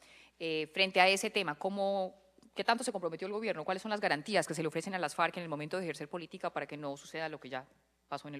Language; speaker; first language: Spanish; native; Spanish